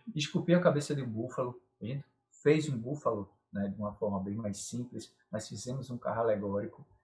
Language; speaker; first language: Portuguese; native; Portuguese